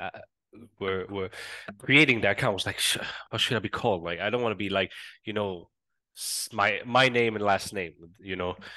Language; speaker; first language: English; non-native, fluent; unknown